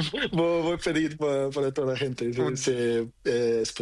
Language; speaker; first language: Spanish; non-native, learner; Portuguese